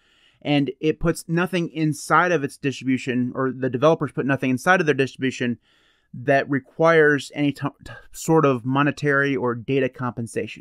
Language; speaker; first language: English; native; English